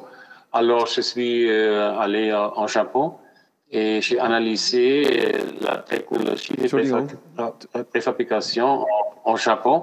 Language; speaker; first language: French; non-native, fluent; German